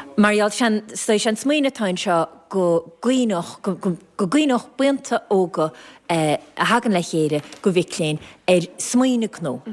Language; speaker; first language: Irish; native; Irish